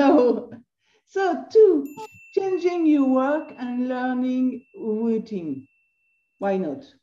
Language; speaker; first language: English; non-native, learner; French